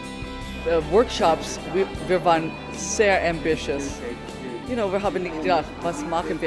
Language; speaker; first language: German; non-native, learner; English